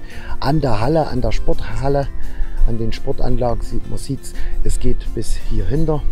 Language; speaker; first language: German; native; German